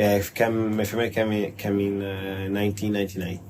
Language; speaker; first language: English; non-native, learner; Italian